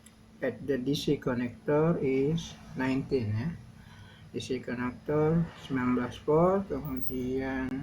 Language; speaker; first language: English; non-native, learner; Indonesian